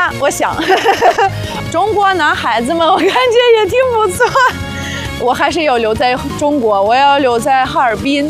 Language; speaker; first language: Chinese; non-native, fluent; Russian